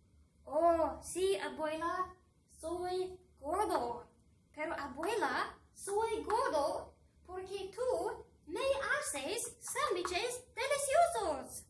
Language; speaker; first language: Spanish; non-native, fluent; English